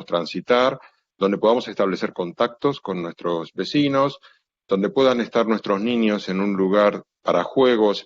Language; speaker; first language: Spanish; native; Spanish